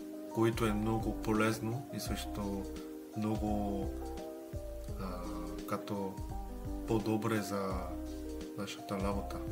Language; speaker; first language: Bulgarian; non-native, learner; Korean